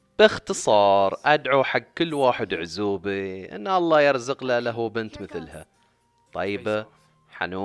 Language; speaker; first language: Arabic; native; Arabic